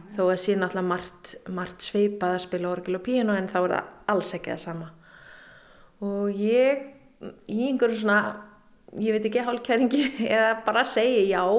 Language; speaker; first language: Icelandic; native; Icelandic